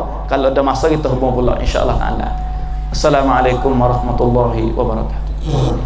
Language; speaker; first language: Malay; native; Malay